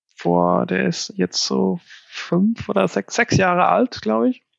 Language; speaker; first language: German; non-native, fluent; Swedish